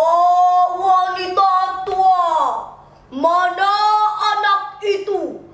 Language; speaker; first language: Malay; non-native, local second language; Balinese